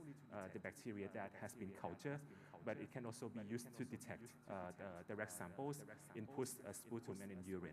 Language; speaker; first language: English; non-native, fluent; Thai